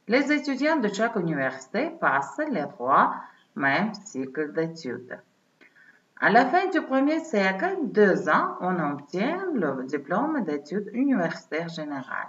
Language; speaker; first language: French; non-native, fluent; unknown